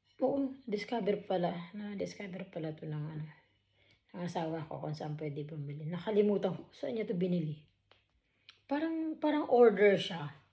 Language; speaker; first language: Filipino; non-native, local second language; Waray